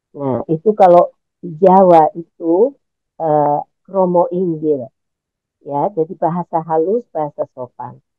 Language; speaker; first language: Indonesian; native; Indonesian